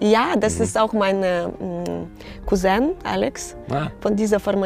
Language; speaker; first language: German; non-native, fluent; Russian